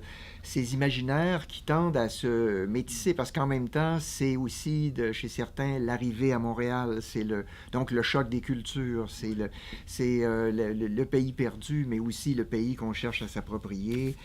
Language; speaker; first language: French; native; French